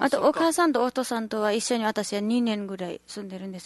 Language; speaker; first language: Japanese; non-native, learner; Nepali